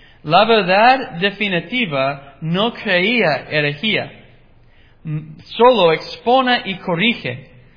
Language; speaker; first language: Spanish; non-native, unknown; English